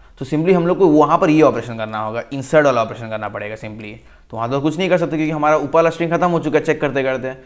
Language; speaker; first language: Hindi; native; Hindi